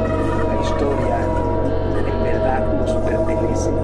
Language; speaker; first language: Spanish; native; Spanish